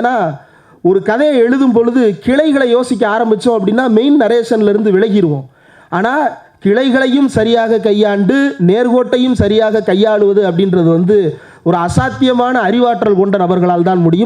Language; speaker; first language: Tamil; native; Tamil